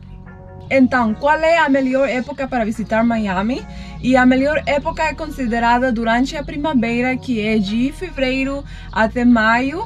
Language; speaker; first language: Portuguese; non-native, fluent; Spanish